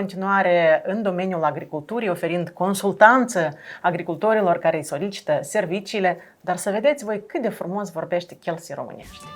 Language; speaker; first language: Romanian; native; Romanian